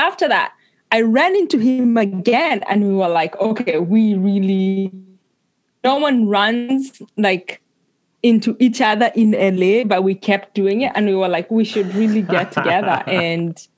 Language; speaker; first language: English; non-native, local second language; Kikuyu